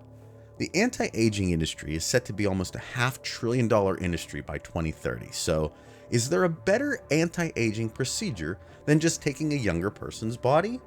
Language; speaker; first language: English; native; English